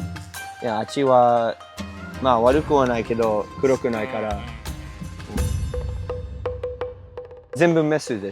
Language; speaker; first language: Japanese; non-native, fluent; English